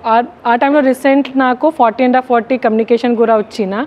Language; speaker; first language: Telugu; non-native, local second language; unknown